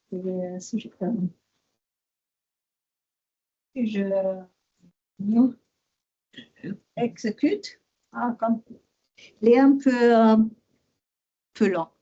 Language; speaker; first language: French; non-native, learner; German